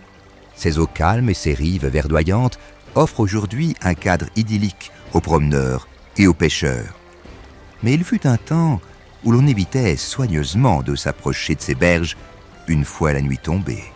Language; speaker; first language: French; native; French